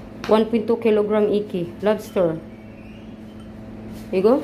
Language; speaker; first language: Korean; non-native, learner; Cebuano